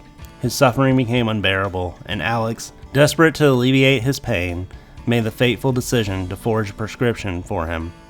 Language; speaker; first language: English; native; English